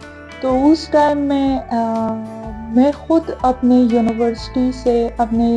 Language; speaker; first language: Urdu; non-native, fluent; Persian